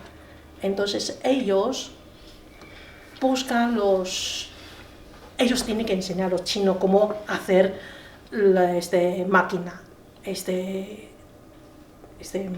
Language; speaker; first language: Spanish; non-native, learner; Chinese